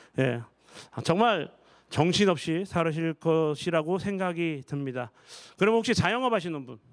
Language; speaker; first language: Korean; native; Korean